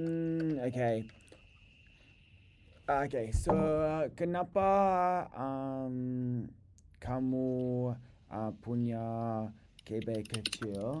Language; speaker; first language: Indonesian; non-native, learner; English